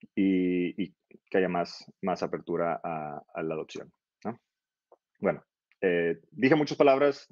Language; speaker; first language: Spanish; native; Spanish